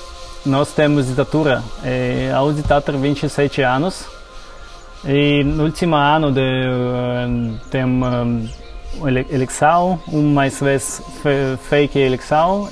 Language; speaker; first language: Portuguese; non-native, learner; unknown